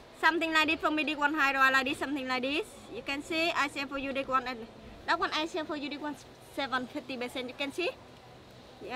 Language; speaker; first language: English; non-native, learner; Vietnamese